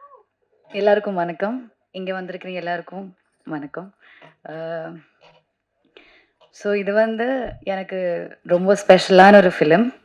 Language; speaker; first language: Tamil; non-native, learner; Malayalam